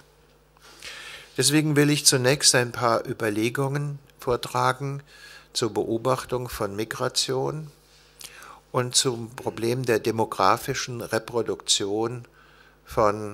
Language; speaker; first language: German; native; German